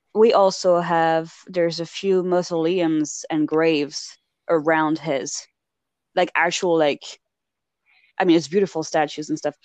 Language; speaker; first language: English; non-native, fluent; French